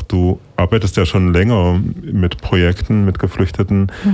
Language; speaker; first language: German; native; German